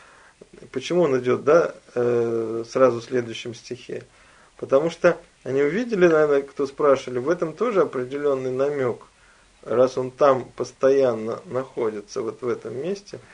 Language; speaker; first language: Russian; native; Russian